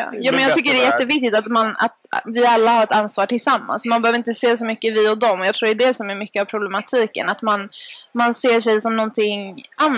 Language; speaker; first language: Swedish; native; Swedish